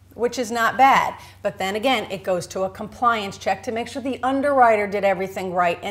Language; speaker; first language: English; native; English